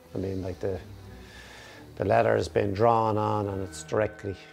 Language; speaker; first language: English; native; English